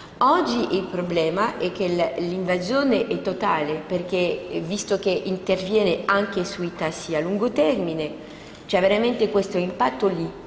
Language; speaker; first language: Italian; non-native, fluent; French